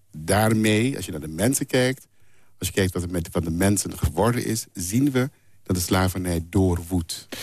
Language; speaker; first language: Dutch; non-native, local second language; Papiamento